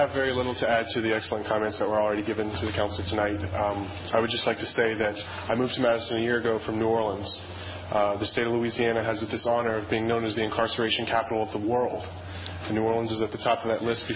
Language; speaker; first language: English; native; English